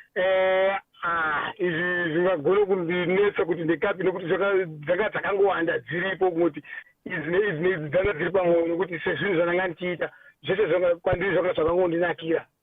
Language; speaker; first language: Shona; non-native, local second language; Nyanja